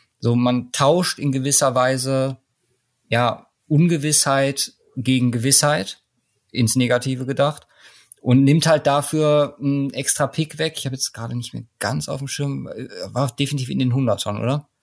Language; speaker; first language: German; native; German